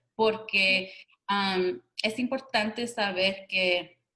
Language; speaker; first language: Spanish; early bilingual, other home language; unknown